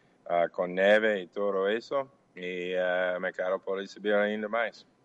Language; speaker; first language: Portuguese; non-native, fluent; English